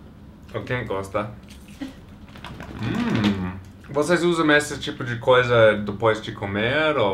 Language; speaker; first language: Portuguese; non-native, fluent; English